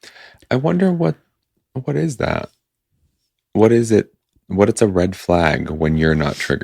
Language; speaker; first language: English; native; English